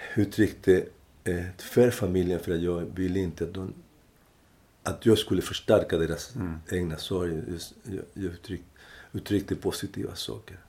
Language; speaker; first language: Swedish; non-native, fluent; Spanish